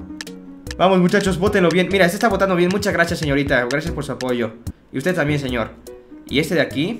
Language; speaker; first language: Spanish; native; Spanish